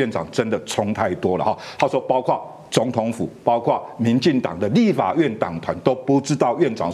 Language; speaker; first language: Chinese; native; Chinese